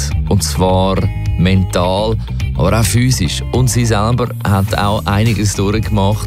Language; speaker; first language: German; native; German